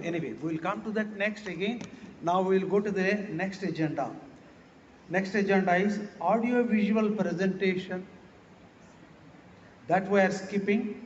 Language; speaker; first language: English; non-native, local second language; Telugu